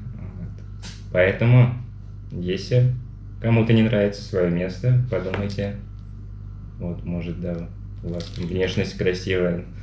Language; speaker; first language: Russian; native; Russian